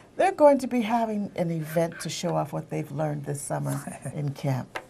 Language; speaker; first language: English; native; English